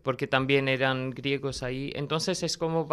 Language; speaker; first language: Spanish; non-native, learner; Armenian